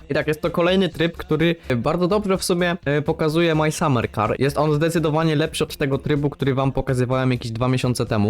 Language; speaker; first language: Polish; native; Polish